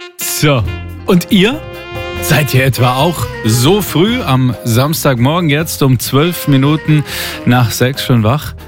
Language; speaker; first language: German; native; German